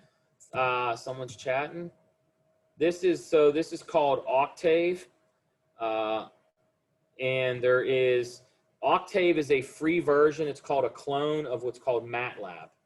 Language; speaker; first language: English; native; English